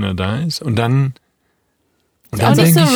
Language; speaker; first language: German; native; German